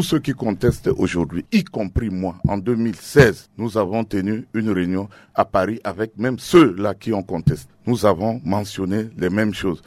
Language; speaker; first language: French; non-native, local second language; Sango